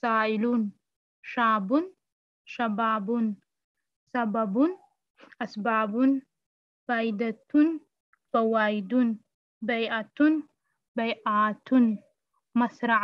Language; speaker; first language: Arabic; non-native, learner; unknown